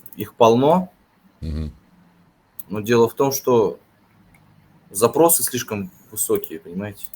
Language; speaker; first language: Russian; native; Russian